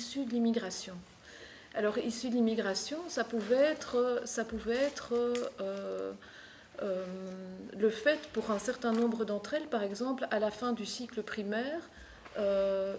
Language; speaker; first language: French; native; French